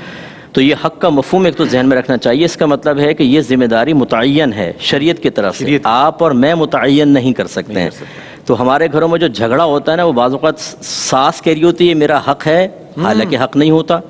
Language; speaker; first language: Urdu; native; Urdu